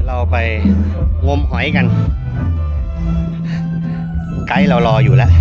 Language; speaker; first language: Thai; native; Thai